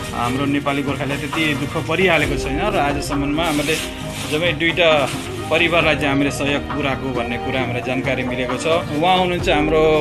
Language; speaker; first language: Nepali; early bilingual, heritage; Nepali